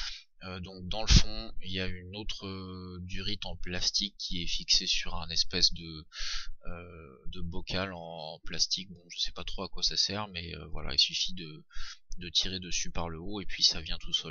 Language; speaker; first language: French; native; French